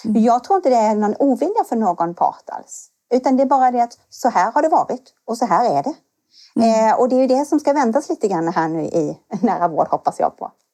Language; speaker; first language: Swedish; native; Swedish